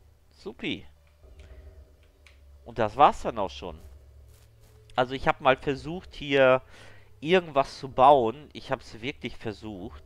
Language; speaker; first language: German; native; German